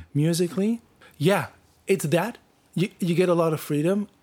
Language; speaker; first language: English; non-native, fluent; Dutch